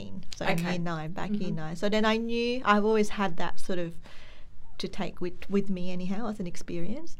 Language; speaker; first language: English; non-native, local second language; Filipino